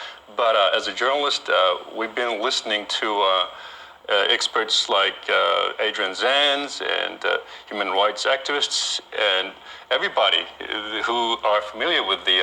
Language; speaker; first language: English; non-native, fluent; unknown